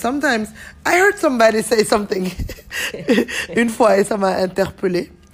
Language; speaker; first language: French; non-native, local second language; Wolof